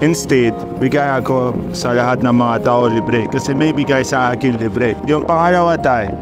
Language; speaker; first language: Filipino; non-native, learner; Arabic